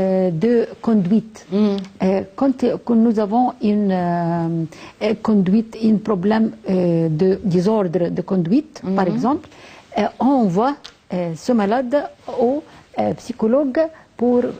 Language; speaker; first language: French; non-native, fluent; Arabic